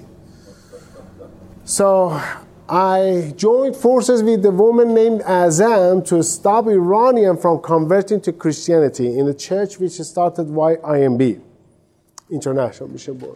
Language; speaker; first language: English; non-native, fluent; Persian